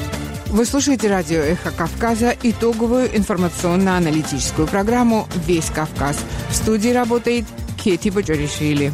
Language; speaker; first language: Russian; non-native, fluent; Georgian